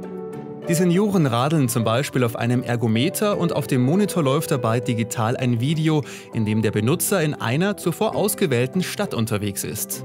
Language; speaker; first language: German; native; German